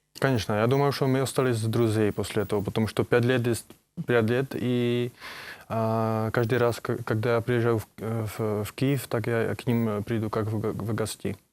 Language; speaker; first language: Russian; non-native, learner; Czech